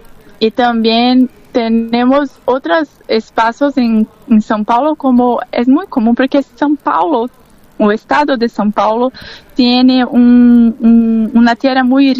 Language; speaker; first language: Spanish; non-native, learner; Portuguese